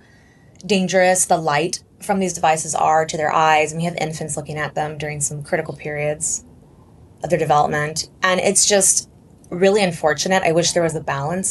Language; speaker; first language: English; native; English